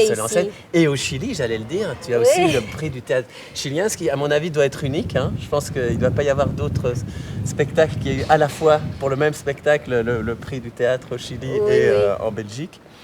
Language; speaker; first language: French; native; French